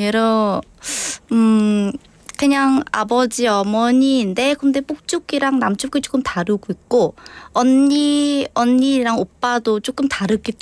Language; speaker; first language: Korean; non-native, learner; Vietnamese